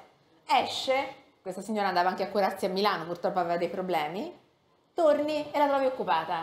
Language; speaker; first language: Italian; native; Italian